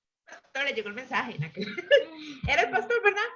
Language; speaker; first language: Spanish; native; Spanish